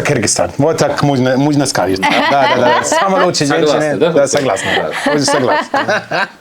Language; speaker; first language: Russian; non-native, learner; German